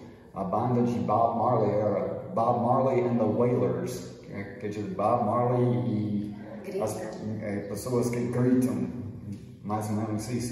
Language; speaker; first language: Portuguese; non-native, fluent; English